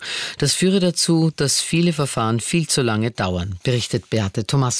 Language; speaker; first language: German; native; German